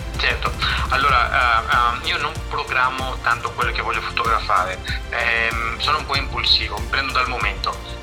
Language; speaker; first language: Italian; non-native, fluent; Greek